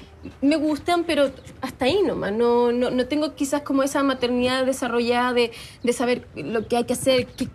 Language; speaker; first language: Spanish; native; Spanish